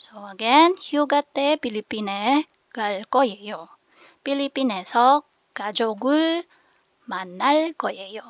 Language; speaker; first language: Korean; non-native, fluent; Filipino